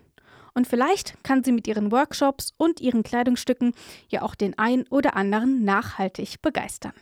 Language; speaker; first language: German; native; German